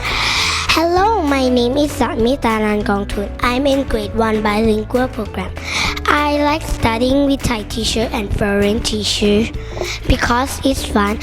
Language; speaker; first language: English; non-native, learner; Thai